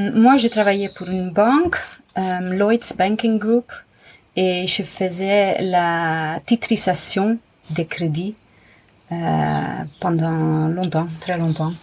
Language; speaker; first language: French; non-native, fluent; English